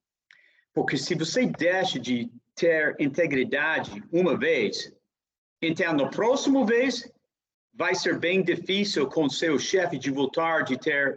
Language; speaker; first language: Portuguese; non-native, fluent; English